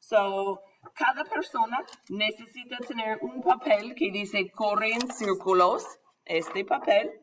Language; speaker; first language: Spanish; non-native, fluent; English